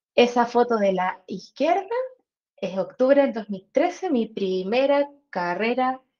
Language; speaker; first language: Spanish; native; Spanish